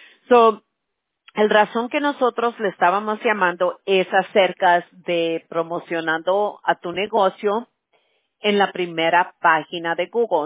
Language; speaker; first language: Spanish; early bilingual, heritage; Spanish